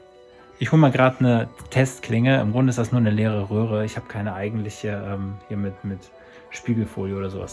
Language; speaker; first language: German; native; German